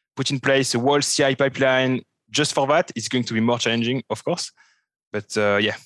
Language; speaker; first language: English; non-native, fluent; French